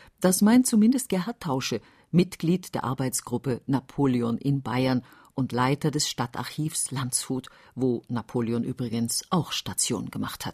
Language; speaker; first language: German; native; German